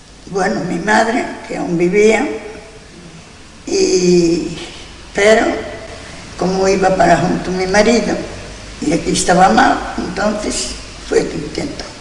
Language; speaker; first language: Spanish; non-native, local second language; Galician